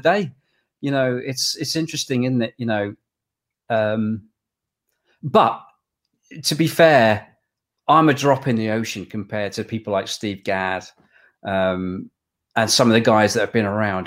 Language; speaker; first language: English; native; English